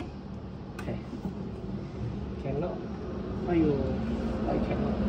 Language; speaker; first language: English; non-native, local second language; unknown